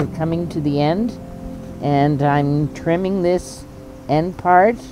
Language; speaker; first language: English; native; English